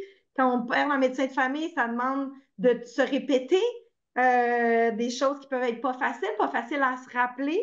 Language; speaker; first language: French; native; French